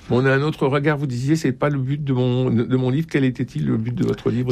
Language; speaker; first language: French; native; French